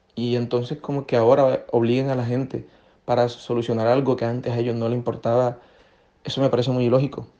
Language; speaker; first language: Spanish; native; Spanish